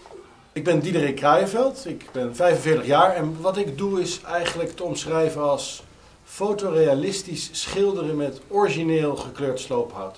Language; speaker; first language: Dutch; native; Dutch